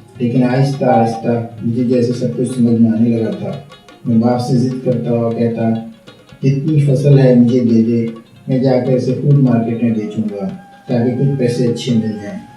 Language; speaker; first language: Urdu; native; Urdu